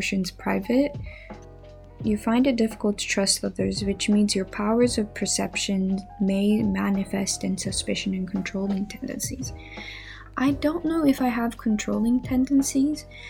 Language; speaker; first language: English; non-native, fluent; Japanese